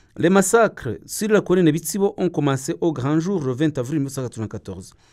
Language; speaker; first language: French; non-native, local second language; Kinyarwanda